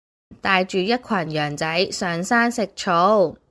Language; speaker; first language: Chinese; native; Chinese